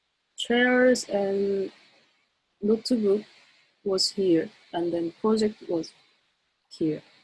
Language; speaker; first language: English; non-native, learner; Korean